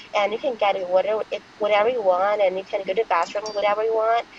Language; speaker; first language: English; non-native, fluent; Chinese